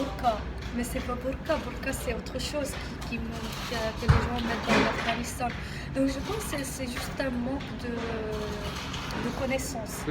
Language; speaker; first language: French; non-native, local second language; Arabic